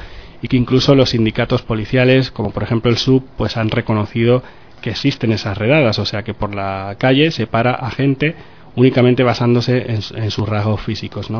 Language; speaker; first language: Spanish; native; Spanish